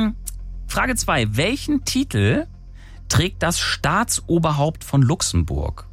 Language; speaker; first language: German; native; German